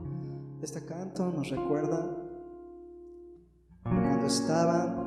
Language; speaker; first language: Spanish; native; Spanish